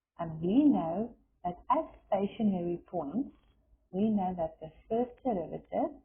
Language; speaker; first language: English; non-native, local second language; Afrikaans